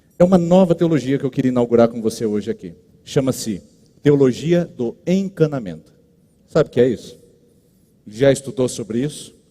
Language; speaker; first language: Portuguese; native; Portuguese